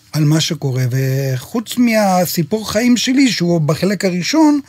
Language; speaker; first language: Hebrew; native; Hebrew